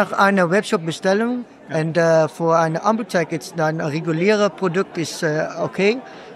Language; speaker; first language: German; non-native, learner; Dutch